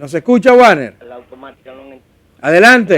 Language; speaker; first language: Spanish; native; Spanish